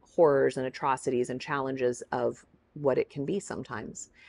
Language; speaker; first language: English; native; English